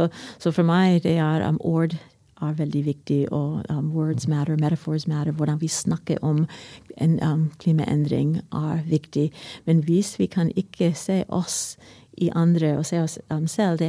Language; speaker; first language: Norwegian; non-native, fluent; English